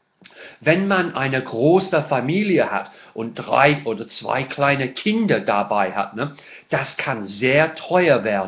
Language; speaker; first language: German; non-native, fluent; English